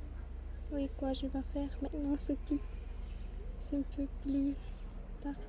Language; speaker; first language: French; non-native, learner; German